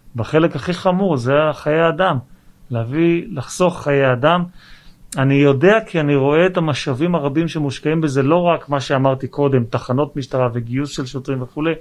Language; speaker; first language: Hebrew; native; Hebrew